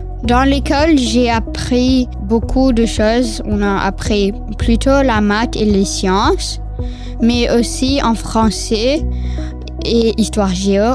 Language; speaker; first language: French; non-native, local second language; English